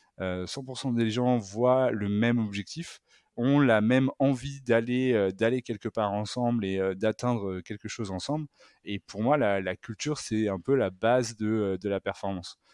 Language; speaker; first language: French; native; French